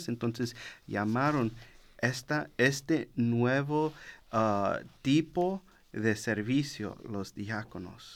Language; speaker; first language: Spanish; early bilingual, heritage; Spanish